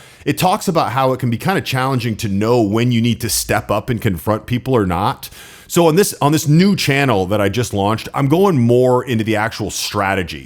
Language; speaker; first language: English; native; English